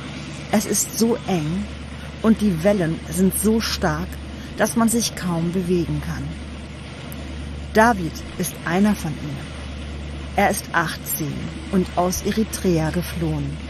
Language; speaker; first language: German; native; German